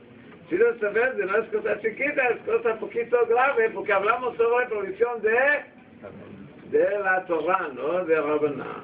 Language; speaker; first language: Spanish; non-native, learner; Hebrew